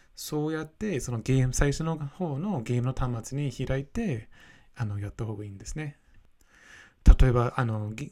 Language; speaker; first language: Japanese; non-native, fluent; English